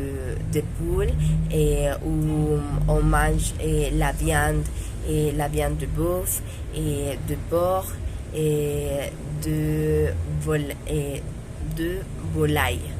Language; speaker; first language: French; non-native, learner; Spanish